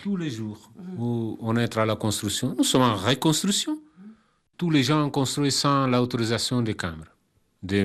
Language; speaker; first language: French; non-native, learner; Kabuverdianu